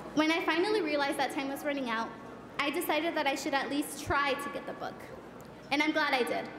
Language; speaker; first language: English; early bilingual, other home language; Spanish